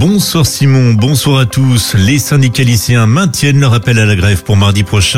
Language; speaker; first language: French; native; French